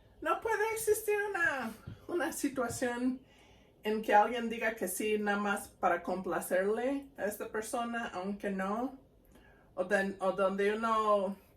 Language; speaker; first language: Spanish; non-native, fluent; English